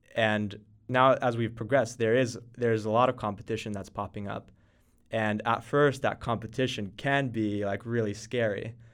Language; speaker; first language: English; native; English